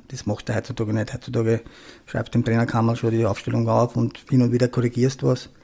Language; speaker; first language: German; early bilingual, other home language; Croatian